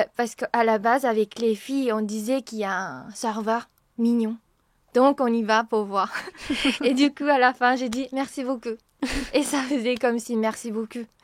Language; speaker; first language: French; non-native, fluent; Japanese